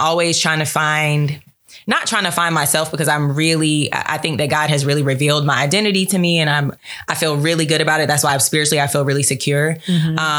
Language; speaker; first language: English; native; English